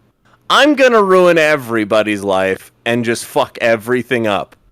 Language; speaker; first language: English; native; English